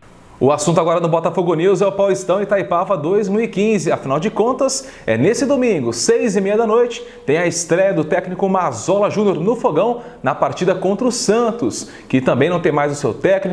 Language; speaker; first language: Portuguese; native; Portuguese